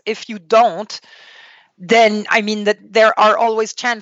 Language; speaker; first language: English; non-native, fluent; French